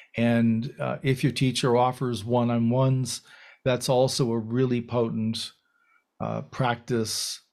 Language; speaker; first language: English; native; English